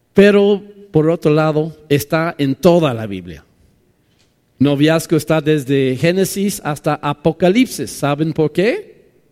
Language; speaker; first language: Spanish; non-native, fluent; English